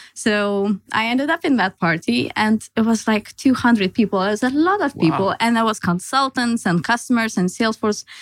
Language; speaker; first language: English; non-native, fluent; Lithuanian